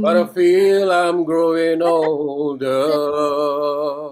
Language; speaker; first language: English; non-native, local second language; Malay